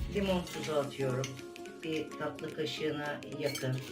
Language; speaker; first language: Turkish; native; Turkish